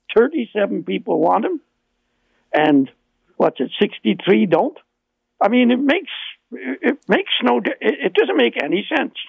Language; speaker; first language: English; native; English